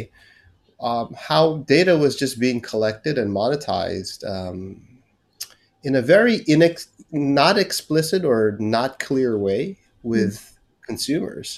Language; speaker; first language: English; non-native, local second language; Korean